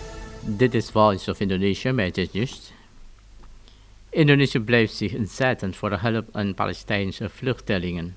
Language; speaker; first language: Dutch; non-native, fluent; Indonesian